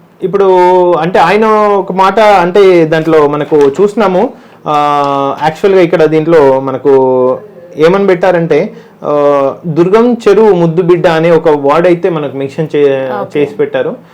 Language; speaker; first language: Telugu; native; Telugu